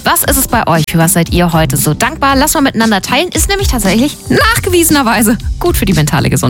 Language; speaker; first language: German; native; German